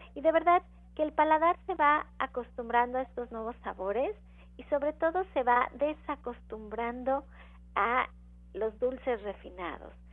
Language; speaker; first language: Spanish; native; Spanish